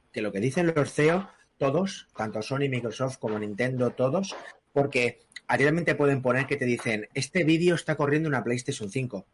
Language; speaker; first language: Spanish; native; Spanish